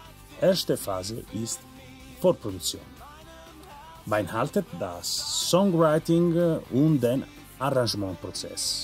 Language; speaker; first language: German; non-native, learner; Italian